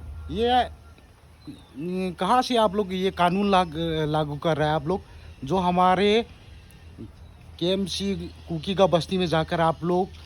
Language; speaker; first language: Hindi; non-native, local second language; Thado Chin